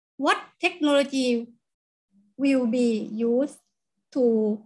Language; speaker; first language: English; non-native, learner; Thai